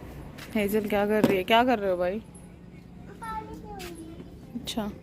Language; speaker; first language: Hindi; native; Hindi